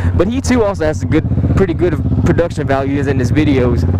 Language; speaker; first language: English; native; English